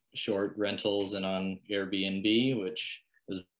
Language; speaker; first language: English; native; English